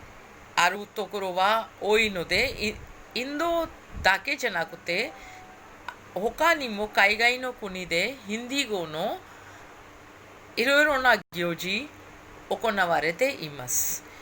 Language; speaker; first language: Japanese; non-native, fluent; Hindi